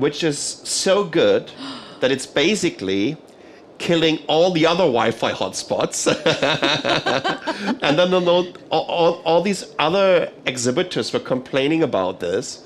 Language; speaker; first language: English; non-native, fluent; German